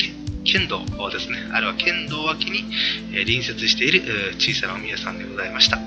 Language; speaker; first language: Japanese; native; Japanese